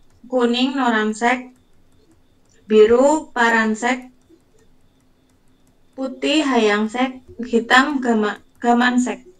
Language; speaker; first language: Korean; non-native, learner; Indonesian